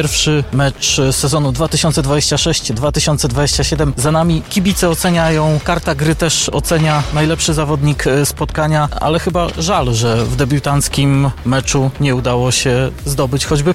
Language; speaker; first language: Polish; native; Polish